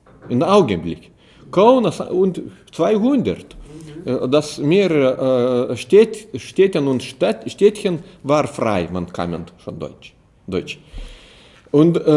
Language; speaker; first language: German; non-native, learner; Lithuanian